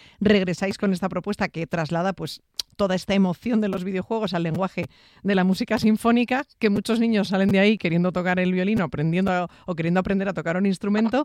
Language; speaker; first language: Spanish; native; Spanish